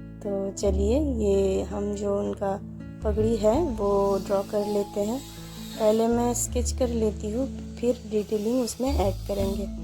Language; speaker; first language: Hindi; non-native, local second language; Bangla